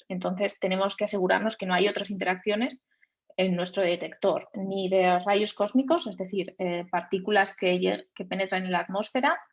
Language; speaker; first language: Spanish; native; Spanish